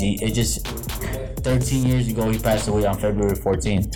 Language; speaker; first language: English; early bilingual, other home language; Spanish